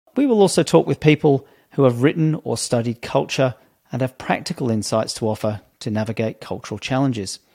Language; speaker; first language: English; native; English